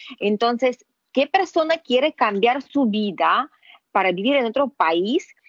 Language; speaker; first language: Spanish; non-native, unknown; Russian